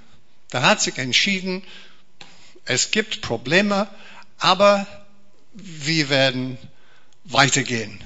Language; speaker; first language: German; non-native, fluent; English